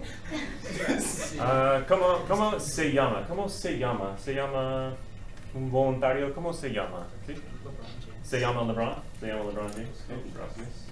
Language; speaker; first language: Spanish; non-native, fluent; English